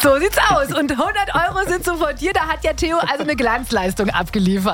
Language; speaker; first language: German; native; German